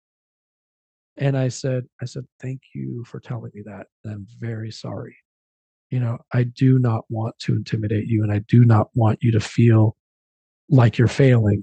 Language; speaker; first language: English; native; English